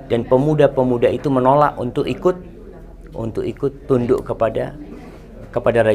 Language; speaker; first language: Indonesian; native; Indonesian